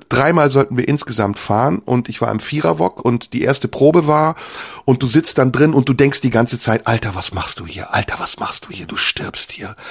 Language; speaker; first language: German; early bilingual, other home language; Turkish